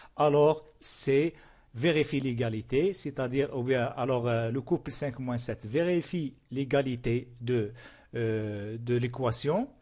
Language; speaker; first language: French; non-native, local second language; Arabic